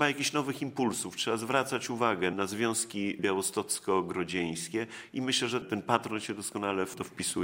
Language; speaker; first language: Polish; native; Polish